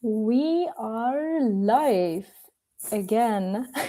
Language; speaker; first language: English; non-native, fluent; Czech